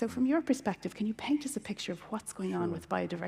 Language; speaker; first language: English; native; English